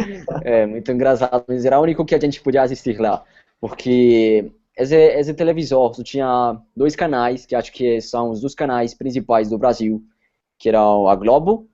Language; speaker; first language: Portuguese; non-native, fluent; Spanish